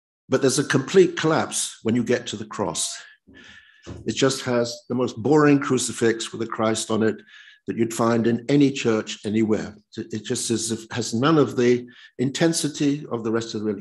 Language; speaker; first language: English; native; English